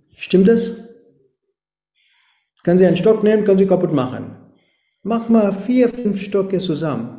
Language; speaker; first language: German; non-native, fluent; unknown